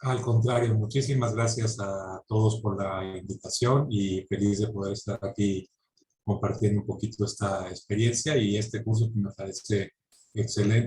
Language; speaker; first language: Spanish; native; Spanish